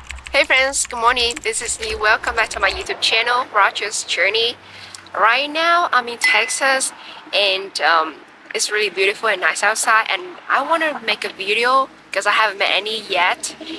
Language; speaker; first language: English; non-native, fluent; Vietnamese